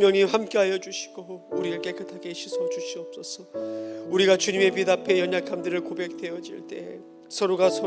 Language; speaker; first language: Korean; native; Korean